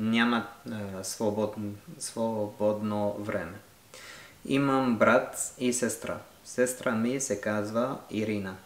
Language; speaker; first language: Bulgarian; non-native, learner; French